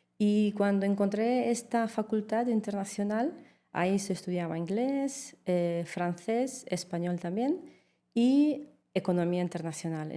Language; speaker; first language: Spanish; early bilingual, heritage; Russian